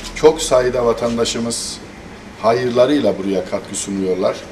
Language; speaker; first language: Turkish; native; Turkish